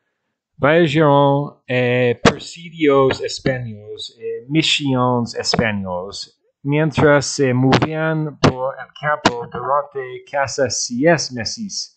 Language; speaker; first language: Spanish; non-native, learner; English